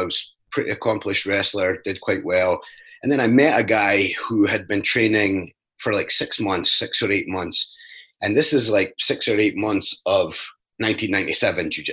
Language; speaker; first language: English; native; English